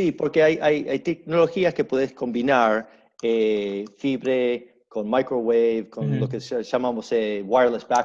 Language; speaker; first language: Spanish; early bilingual, heritage; Spanish